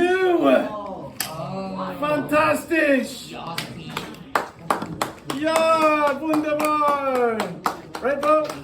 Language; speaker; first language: German; non-native, fluent; English